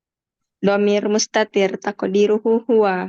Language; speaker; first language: Arabic; non-native, learner; Indonesian